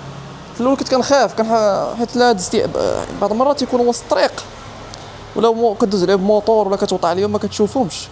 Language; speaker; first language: Arabic; native; Arabic